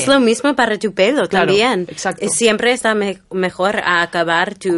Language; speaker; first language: Spanish; non-native, fluent; English